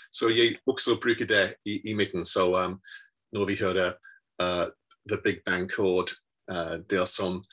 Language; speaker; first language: Norwegian; non-native, learner; English